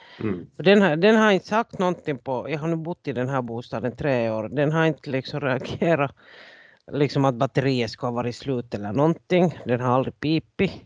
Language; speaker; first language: Swedish; native; Swedish